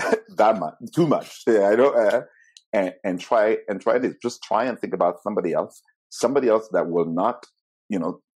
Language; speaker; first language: English; non-native, fluent; Italian